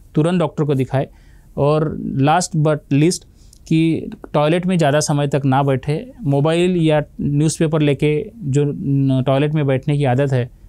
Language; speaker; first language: Hindi; non-native, local second language; Marathi